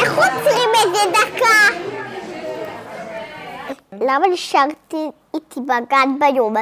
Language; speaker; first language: Hebrew; early bilingual, other home language; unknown